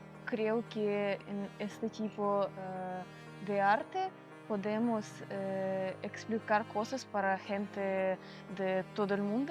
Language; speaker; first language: Spanish; non-native, fluent; Russian